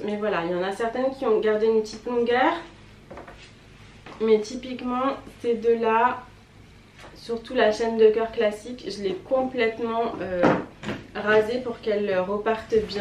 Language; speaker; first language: French; native; French